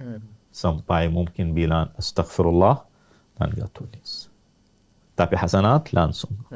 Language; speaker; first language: Indonesian; non-native, learner; Arabic